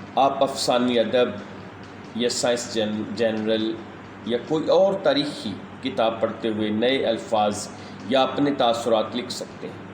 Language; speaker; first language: Urdu; native; Urdu